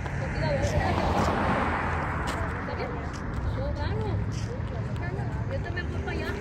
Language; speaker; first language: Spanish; early bilingual, other home language; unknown